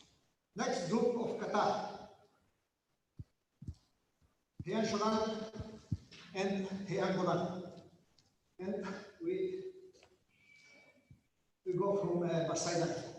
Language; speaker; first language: English; non-native, learner; Italian